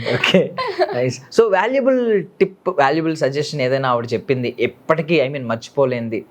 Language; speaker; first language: Telugu; native; Telugu